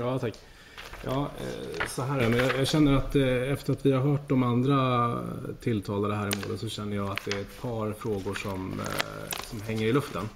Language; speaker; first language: Swedish; native; Swedish